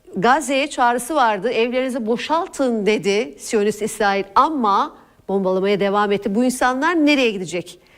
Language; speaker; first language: Turkish; native; Turkish